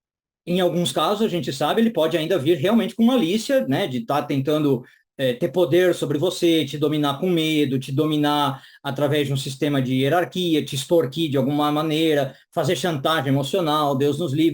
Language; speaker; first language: Portuguese; native; Portuguese